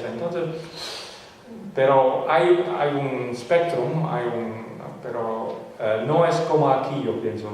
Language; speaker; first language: Spanish; non-native, fluent; Western Frisian